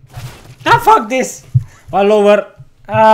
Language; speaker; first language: English; non-native, learner; Hungarian